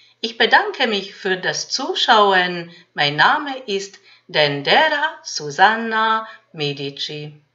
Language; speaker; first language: German; non-native, fluent; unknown